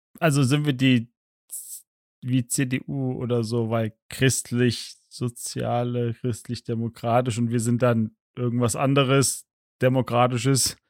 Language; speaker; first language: German; native; German